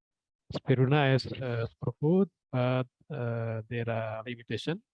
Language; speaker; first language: English; non-native, fluent; Indonesian